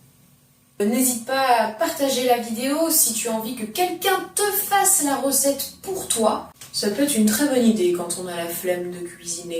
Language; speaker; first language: French; native; French